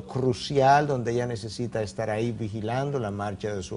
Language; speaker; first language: Spanish; native; Spanish